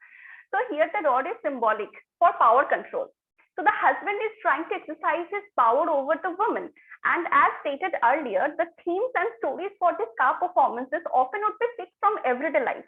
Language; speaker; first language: English; non-native, local second language; Bangla